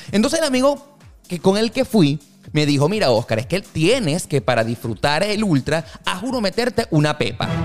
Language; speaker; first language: Spanish; native; Spanish